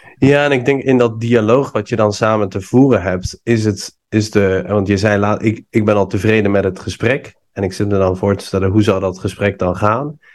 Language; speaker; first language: Dutch; non-native, fluent; Persian